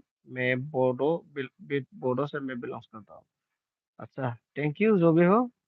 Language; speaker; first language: Hindi; non-native, local second language; Bodo